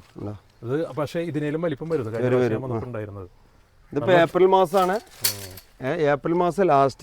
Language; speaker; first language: Malayalam; native; Malayalam